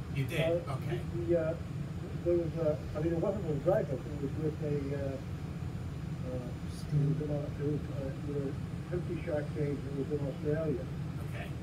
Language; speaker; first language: English; native; English